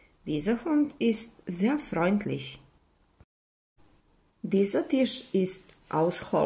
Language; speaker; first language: German; non-native, fluent; Serbian